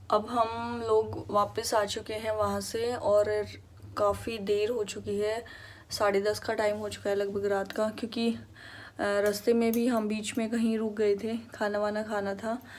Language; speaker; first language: Hindi; native; Hindi